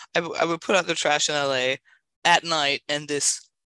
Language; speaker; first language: English; non-native, fluent; German